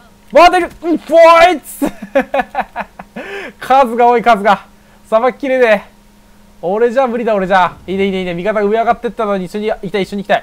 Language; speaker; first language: Japanese; native; Japanese